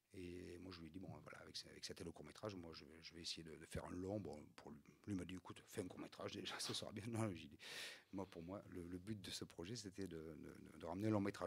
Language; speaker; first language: French; native; French